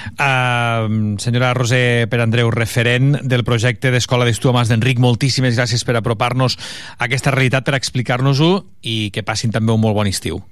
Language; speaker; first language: Catalan; native; Catalan